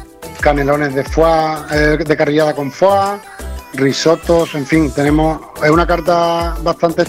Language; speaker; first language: Spanish; native; Spanish